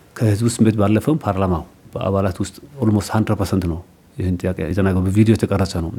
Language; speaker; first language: Amharic; non-native, local second language; Somali